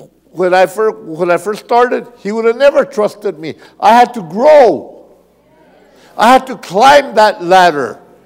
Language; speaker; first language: English; native; English